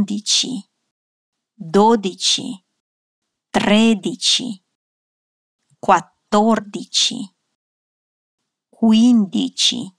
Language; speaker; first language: Italian; non-native, fluent; Russian